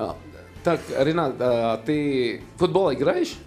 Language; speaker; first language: Russian; non-native, local second language; Latvian